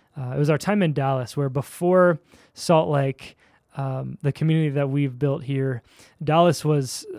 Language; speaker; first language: English; native; English